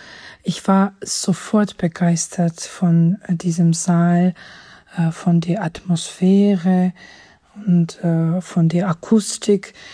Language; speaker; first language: German; non-native, fluent; Georgian